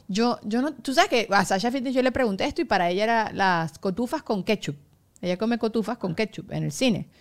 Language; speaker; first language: Spanish; native; Spanish